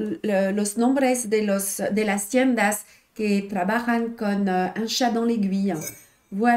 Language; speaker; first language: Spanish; non-native, learner; French